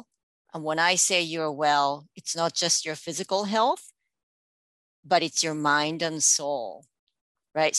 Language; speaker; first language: English; non-native, fluent; Japanese